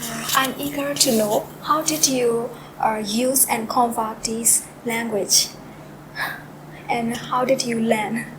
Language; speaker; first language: English; non-native, learner; Burmese